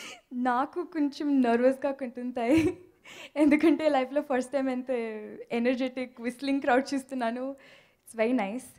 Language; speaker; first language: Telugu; non-native, learner; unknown